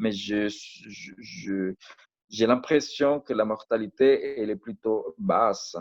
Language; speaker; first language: French; non-native, fluent; Spanish